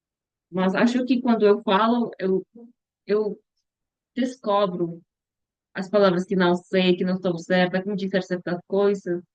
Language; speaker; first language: Portuguese; non-native, learner; Spanish